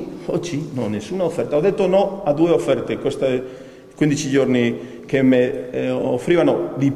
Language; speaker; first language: Italian; non-native, fluent; Spanish